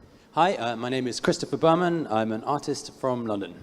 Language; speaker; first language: English; native; English